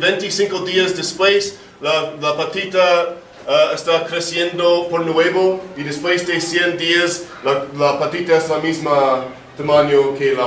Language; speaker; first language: Spanish; non-native, learner; English